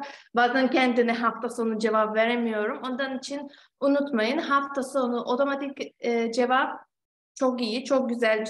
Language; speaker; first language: Turkish; non-native, fluent; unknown